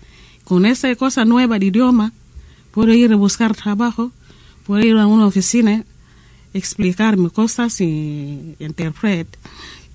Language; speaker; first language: Spanish; non-native, learner; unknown